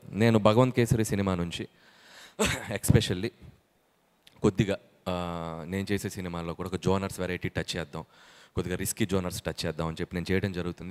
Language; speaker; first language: Telugu; native; Telugu